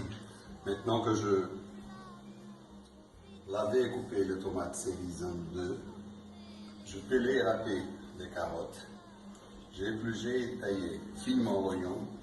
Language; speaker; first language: French; non-native, learner; Portuguese